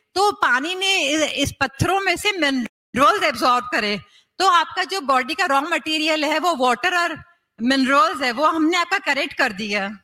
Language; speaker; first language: Hindi; native; Hindi